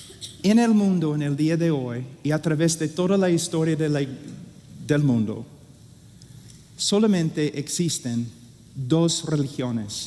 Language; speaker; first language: Spanish; non-native, fluent; English